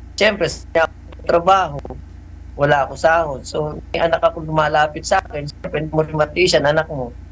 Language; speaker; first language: Filipino; native; Filipino